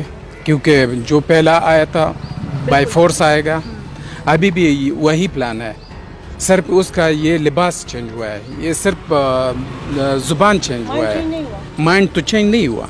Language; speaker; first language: Hindi; non-native, local second language; Persian